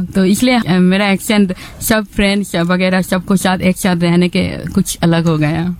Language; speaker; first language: Hindi; non-native, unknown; Bangla